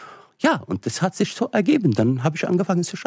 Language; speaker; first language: German; non-native, fluent; Arabic